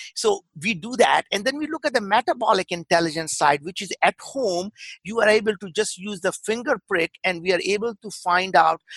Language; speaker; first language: English; non-native, local second language; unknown